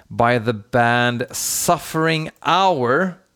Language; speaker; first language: English; non-native, fluent; Swedish